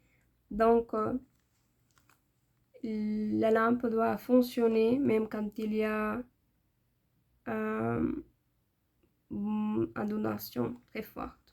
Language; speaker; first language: French; non-native, learner; Spanish